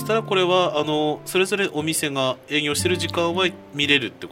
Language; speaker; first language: Japanese; native; Japanese